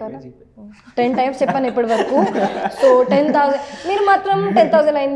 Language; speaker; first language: Telugu; non-native, local second language; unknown